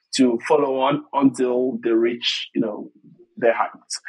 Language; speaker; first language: English; non-native, fluent; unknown